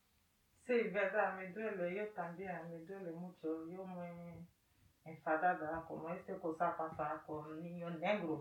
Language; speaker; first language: Spanish; non-native, learner; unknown